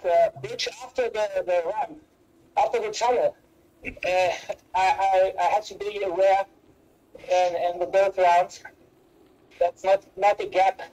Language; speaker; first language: English; non-native, learner; German